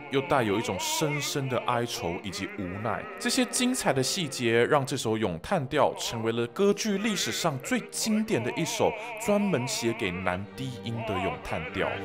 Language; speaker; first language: Chinese; native; Chinese